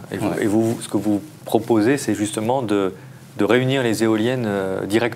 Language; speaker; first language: French; native; French